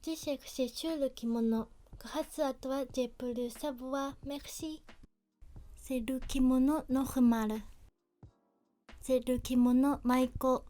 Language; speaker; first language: French; non-native, learner; Japanese